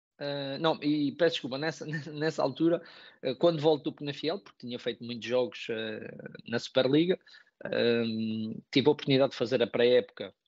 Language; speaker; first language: Portuguese; native; Portuguese